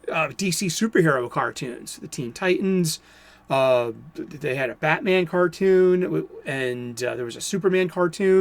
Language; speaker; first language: English; native; English